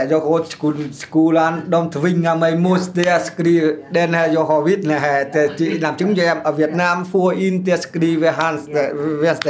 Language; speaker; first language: Swedish; non-native, learner; Vietnamese